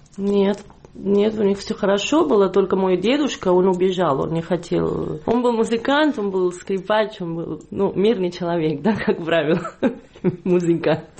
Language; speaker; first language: Russian; non-native, fluent; Catalan